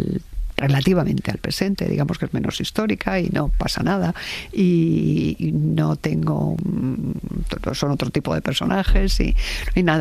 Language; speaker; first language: Spanish; native; Spanish